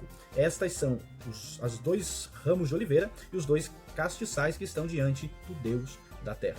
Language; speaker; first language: Portuguese; native; Portuguese